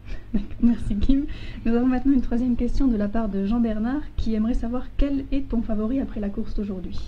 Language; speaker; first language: French; native; French